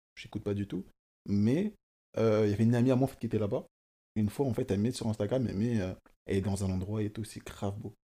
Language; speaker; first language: French; early bilingual, other home language; Kongo